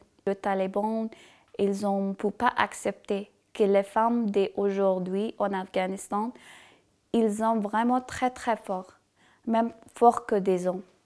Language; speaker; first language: French; non-native, learner; Persian